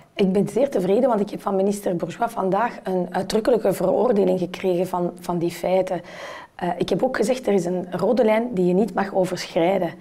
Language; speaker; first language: Dutch; early bilingual, other home language; Turkish